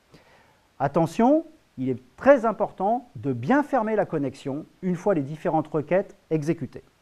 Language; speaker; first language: French; native; French